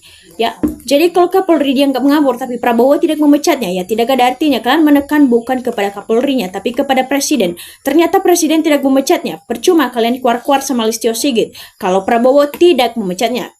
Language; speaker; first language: Indonesian; native; Indonesian